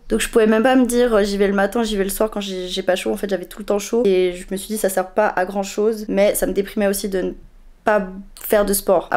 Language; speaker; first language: French; native; French